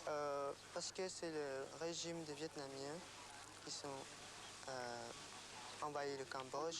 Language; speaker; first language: French; non-native, local second language; Khmer